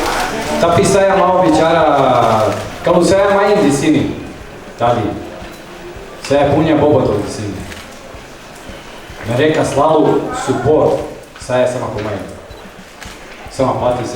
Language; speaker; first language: Indonesian; non-native, learner; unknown